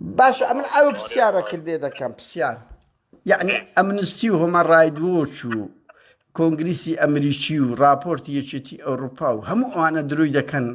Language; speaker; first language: Central Kurdish; native; Central Kurdish